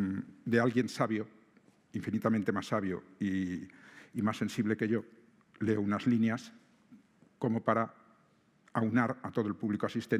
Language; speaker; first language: Spanish; native; Spanish